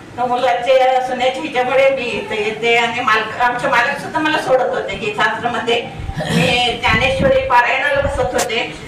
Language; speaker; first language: Marathi; non-native, local second language; Kannada